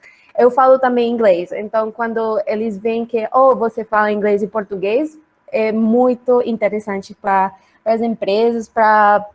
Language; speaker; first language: Portuguese; non-native, learner; Spanish